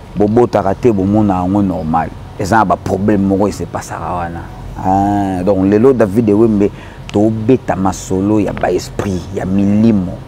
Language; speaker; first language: Lingala; native; Lingala